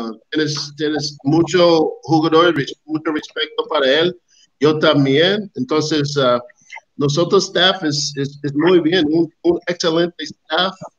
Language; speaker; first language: Spanish; non-native, learner; English